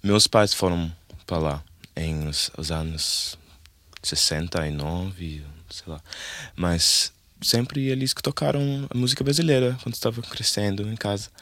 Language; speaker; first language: Portuguese; non-native, learner; English